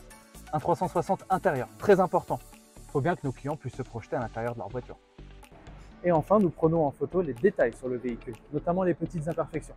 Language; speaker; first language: French; native; French